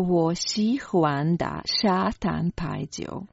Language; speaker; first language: Chinese; non-native, learner; Croatian